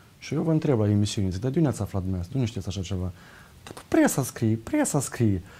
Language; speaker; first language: Romanian; native; Romanian